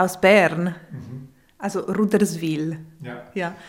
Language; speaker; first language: German; non-native, local second language; Italian